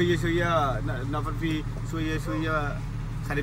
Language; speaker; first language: Arabic; non-native, learner; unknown